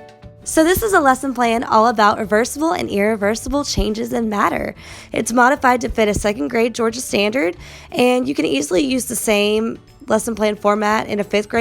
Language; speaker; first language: English; native; English